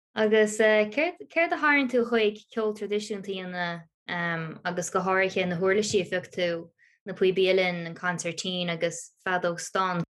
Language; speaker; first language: Irish; native; Irish